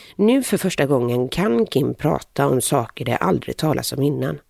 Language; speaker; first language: Swedish; native; Swedish